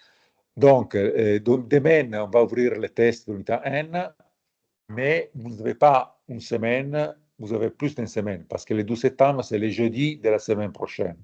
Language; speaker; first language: French; non-native, fluent; Italian